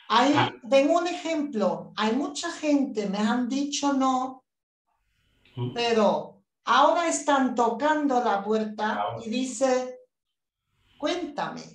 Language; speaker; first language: Spanish; non-native, learner; German